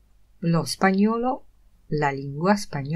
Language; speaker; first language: Italian; non-native, fluent; Polish